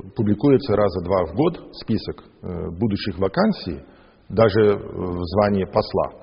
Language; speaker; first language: Russian; non-native, fluent; English